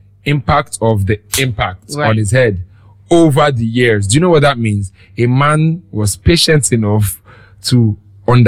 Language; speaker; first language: English; non-native, local second language; Yoruba